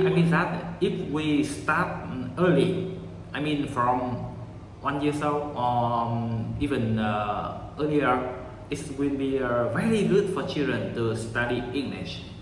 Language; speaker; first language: English; non-native, learner; Vietnamese